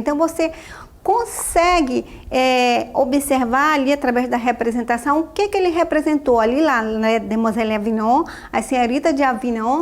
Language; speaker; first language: Portuguese; native; Portuguese